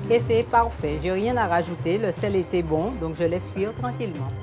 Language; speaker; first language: French; native; French